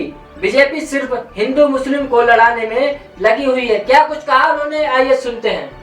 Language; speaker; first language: Hindi; native; Hindi